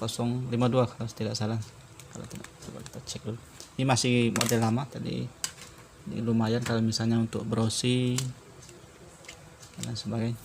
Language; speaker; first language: Indonesian; native; Indonesian